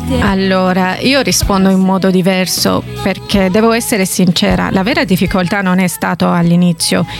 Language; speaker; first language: Italian; non-native, fluent; Arabic